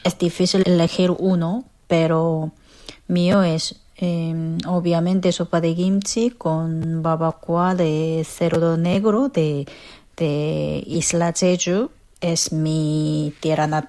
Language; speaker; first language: Spanish; non-native, fluent; Korean